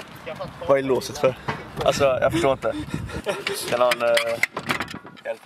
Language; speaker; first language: Swedish; native; Swedish